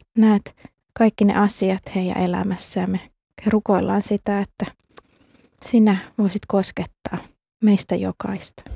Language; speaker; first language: Finnish; native; Finnish